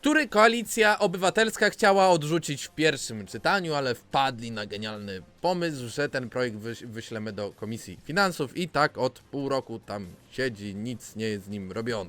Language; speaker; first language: Polish; native; Polish